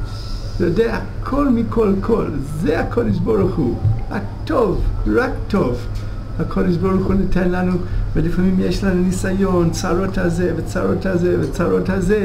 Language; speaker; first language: Hebrew; non-native, fluent; English